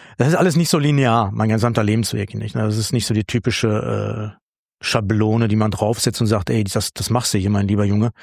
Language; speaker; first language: German; early bilingual, other home language; Greek